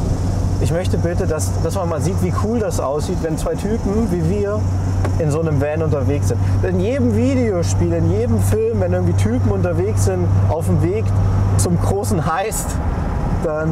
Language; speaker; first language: German; native; German